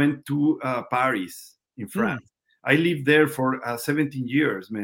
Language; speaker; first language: English; non-native, learner; Spanish